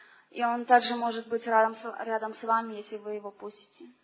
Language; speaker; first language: Russian; non-native, learner; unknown